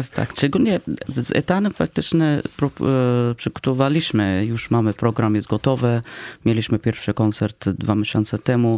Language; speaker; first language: Polish; non-native, fluent; Arabic